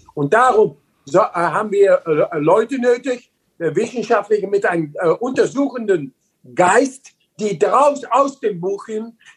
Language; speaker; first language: German; non-native, learner; Dutch